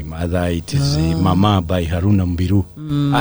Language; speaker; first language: English; non-native, local second language; Ganda